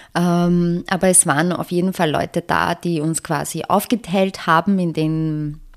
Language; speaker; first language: German; early bilingual, other home language; Bosnian